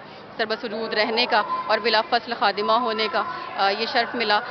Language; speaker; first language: Urdu; native; Urdu